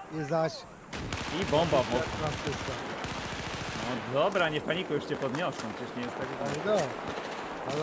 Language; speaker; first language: Polish; native; Polish